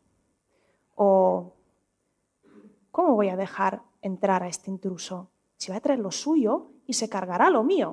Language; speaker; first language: Spanish; non-native, fluent; Russian